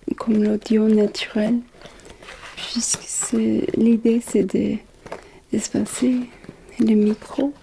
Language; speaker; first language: French; non-native, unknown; English